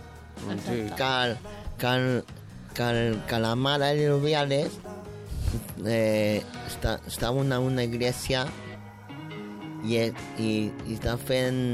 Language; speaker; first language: Catalan; non-native, local second language; Spanish